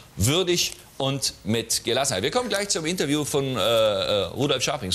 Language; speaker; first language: German; native; German